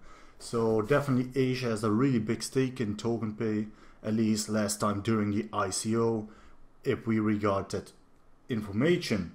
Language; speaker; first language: English; non-native, fluent; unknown